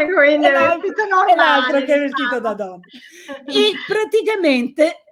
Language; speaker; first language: Italian; native; Italian